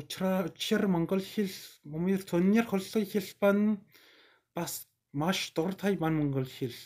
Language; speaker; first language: Mongolian; non-native, learner; English